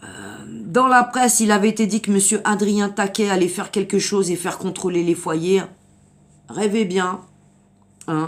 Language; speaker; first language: French; native; French